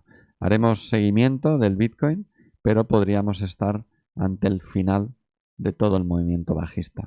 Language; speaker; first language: Spanish; native; Spanish